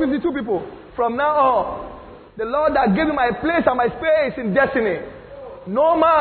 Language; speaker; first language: English; non-native, local second language; Yoruba